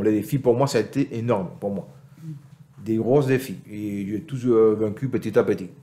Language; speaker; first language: French; non-native, fluent; Spanish